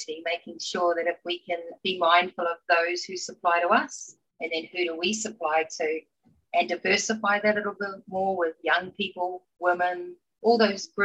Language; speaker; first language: English; native; English